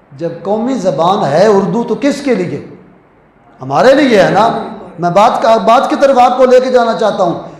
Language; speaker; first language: Urdu; non-native, local second language; Punjabi